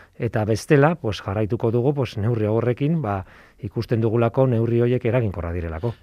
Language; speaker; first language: Basque; non-native, local second language; Spanish